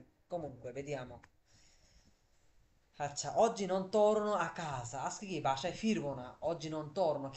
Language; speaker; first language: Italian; non-native, fluent; Bangla